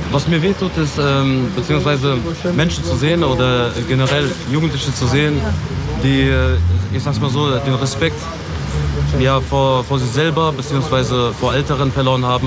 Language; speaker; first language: German; native; German